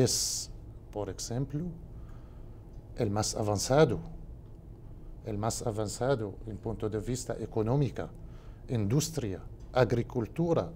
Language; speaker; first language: Spanish; non-native, learner; Arabic